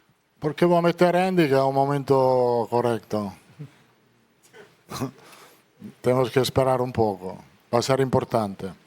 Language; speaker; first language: Portuguese; non-native, learner; Italian